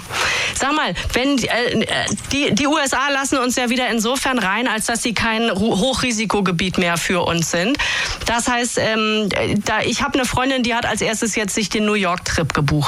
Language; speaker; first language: German; native; German